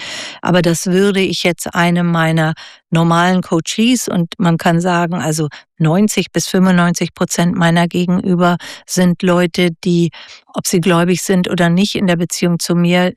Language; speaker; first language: German; native; German